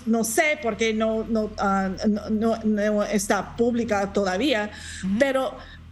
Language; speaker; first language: Spanish; non-native, learner; English